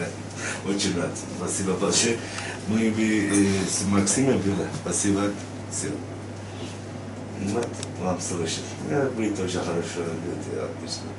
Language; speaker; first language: Russian; non-native, learner; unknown